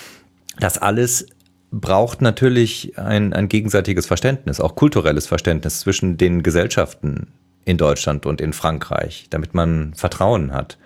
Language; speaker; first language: German; native; German